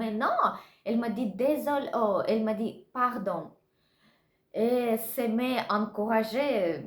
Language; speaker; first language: French; non-native, learner; Russian